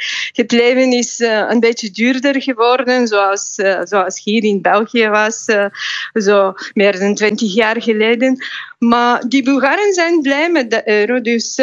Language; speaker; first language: Dutch; non-native, fluent; Bulgarian